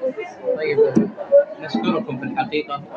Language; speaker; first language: Arabic; native; Arabic